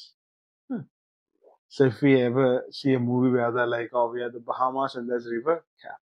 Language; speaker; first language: English; non-native, local second language; Sinhala